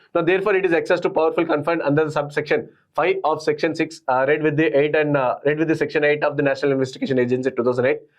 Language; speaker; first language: English; non-native, local second language; Telugu